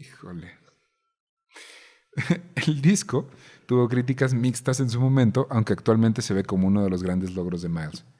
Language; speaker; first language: Spanish; native; Spanish